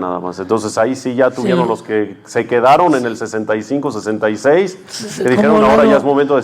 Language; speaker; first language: Spanish; native; Spanish